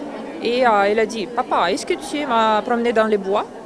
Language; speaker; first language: French; non-native, learner; Russian